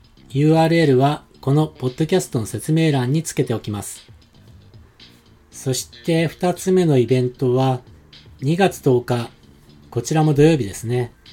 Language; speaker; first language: Japanese; native; Japanese